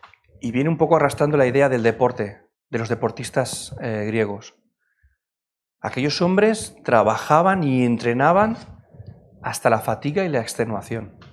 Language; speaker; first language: Spanish; native; Spanish